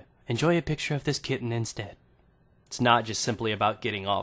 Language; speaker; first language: English; native; English